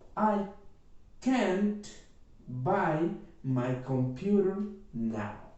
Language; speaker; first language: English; non-native, fluent; Spanish